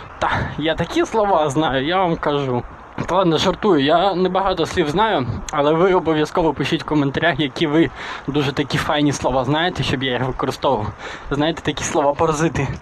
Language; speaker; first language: Ukrainian; non-native, local second language; Russian